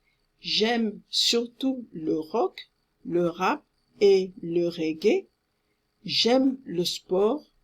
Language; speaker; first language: French; non-native, fluent; English